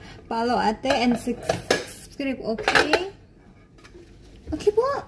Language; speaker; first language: English; non-native, learner; Indonesian